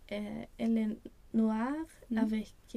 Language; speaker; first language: French; non-native, learner; Swedish